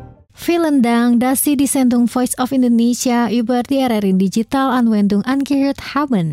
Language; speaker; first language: German; non-native, fluent; Indonesian